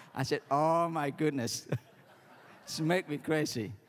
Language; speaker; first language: English; non-native, learner; Khmer